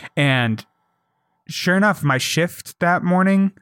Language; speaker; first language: English; native; English